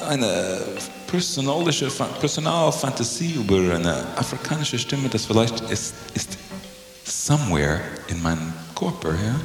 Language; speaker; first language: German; non-native, learner; English